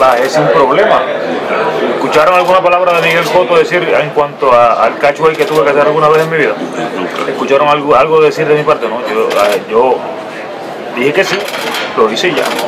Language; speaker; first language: Spanish; native; Spanish